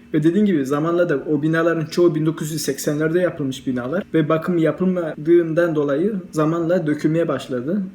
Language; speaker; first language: Turkish; early bilingual, heritage; Turkish